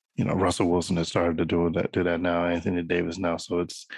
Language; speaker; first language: English; native; English